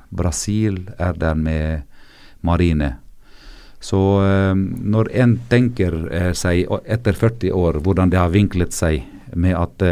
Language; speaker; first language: Norwegian; non-native, fluent; Arabic